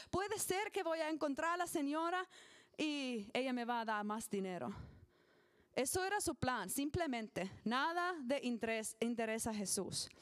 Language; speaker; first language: Spanish; non-native, learner; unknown